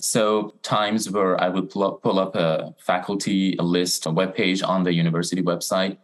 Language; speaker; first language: English; non-native, fluent; Persian